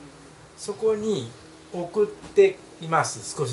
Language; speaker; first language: Japanese; native; Japanese